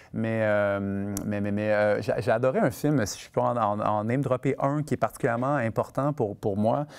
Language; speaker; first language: French; native; French